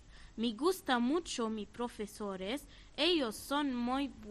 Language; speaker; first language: Spanish; non-native, learner; Arabic